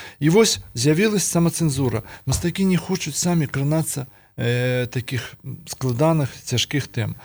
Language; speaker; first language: Belarusian; native; Belarusian